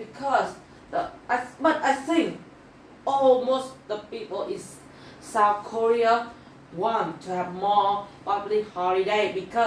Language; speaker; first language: English; non-native, learner; Vietnamese